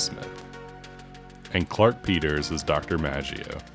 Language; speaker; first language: English; native; English